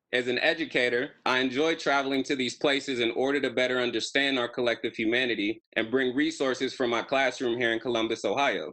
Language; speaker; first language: English; native; English